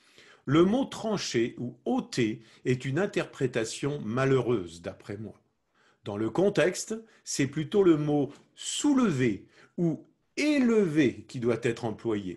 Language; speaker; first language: French; native; French